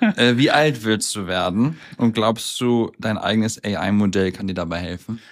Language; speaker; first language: German; native; German